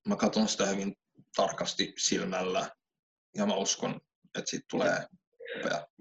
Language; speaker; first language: Finnish; early bilingual, other home language; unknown